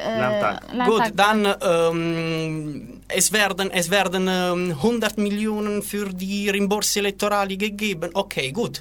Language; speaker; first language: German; non-native, learner; Italian